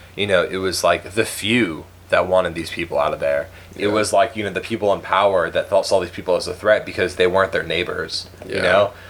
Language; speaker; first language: English; native; English